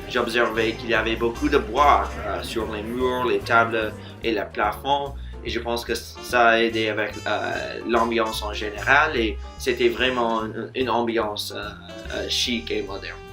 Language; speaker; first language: French; non-native, fluent; English